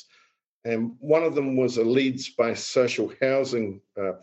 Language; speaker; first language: English; native; English